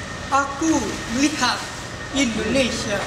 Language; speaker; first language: Indonesian; non-native, local second language; Minangkabau